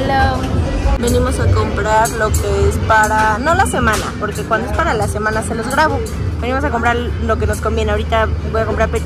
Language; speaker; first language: Spanish; native; Spanish